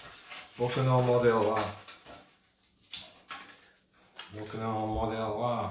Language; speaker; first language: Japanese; non-native, learner; English